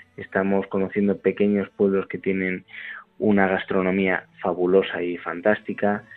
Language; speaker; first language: Spanish; native; Spanish